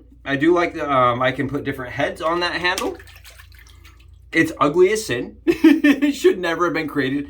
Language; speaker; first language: English; native; English